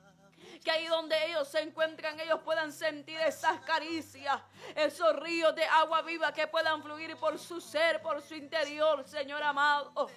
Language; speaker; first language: Spanish; native; Spanish